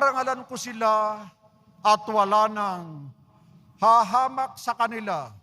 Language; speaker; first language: Filipino; native; Filipino